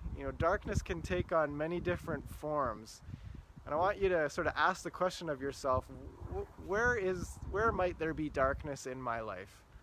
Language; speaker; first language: English; native; English